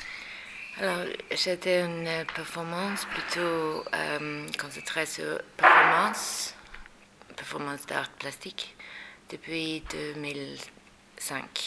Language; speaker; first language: French; non-native, learner; Norwegian